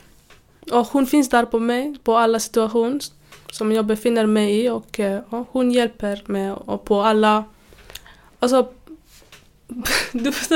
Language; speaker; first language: Swedish; non-native, fluent; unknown